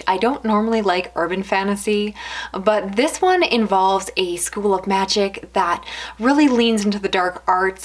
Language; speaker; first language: English; native; English